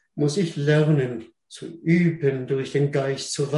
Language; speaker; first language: German; non-native, fluent; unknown